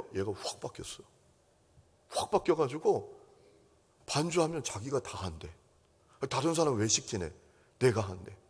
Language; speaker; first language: Korean; native; Korean